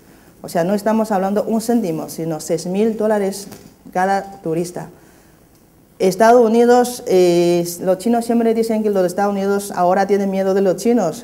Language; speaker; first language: Spanish; non-native, fluent; Chinese